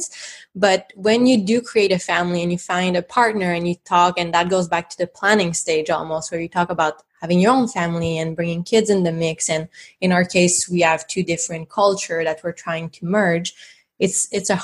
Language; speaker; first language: English; non-native, fluent; French